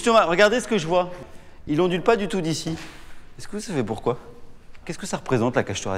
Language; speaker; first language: French; native; French